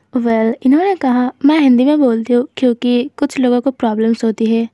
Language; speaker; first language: Hindi; non-native, local second language; Bangla